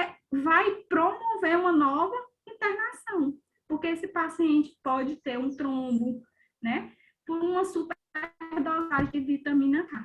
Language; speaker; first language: Portuguese; native; Portuguese